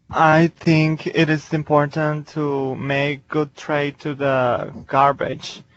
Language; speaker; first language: English; non-native, learner; Spanish